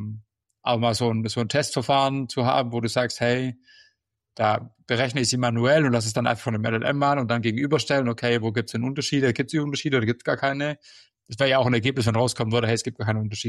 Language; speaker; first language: German; native; German